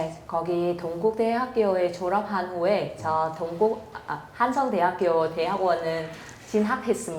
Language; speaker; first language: Korean; non-native, fluent; Vietnamese